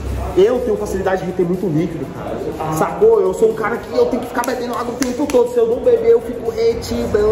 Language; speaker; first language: Portuguese; native; Portuguese